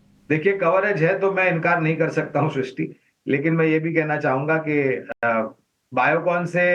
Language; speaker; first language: Hindi; native; Hindi